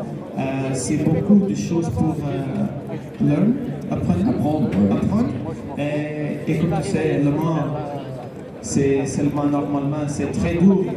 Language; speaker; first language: French; non-native, learner; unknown